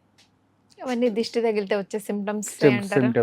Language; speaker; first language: Telugu; native; Telugu